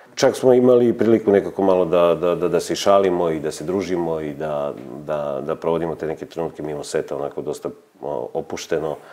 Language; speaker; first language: Serbian; native; Serbian